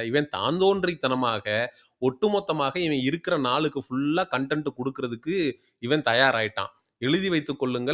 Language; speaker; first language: Tamil; native; Tamil